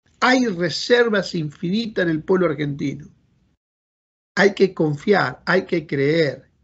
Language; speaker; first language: Spanish; native; Spanish